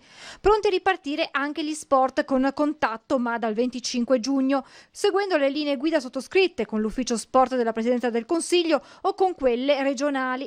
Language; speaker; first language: Italian; native; Italian